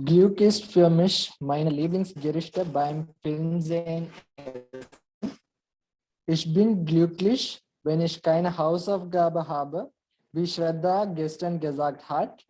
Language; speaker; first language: German; non-native, learner; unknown